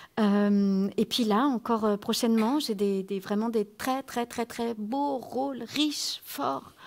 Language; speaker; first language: French; native; French